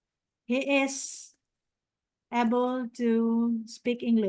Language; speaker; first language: English; non-native, fluent; Indonesian